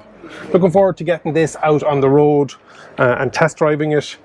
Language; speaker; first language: English; native; English